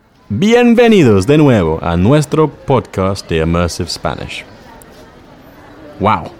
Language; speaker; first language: Spanish; non-native, learner; English